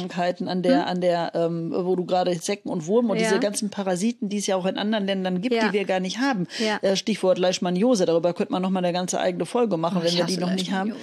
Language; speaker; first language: German; native; German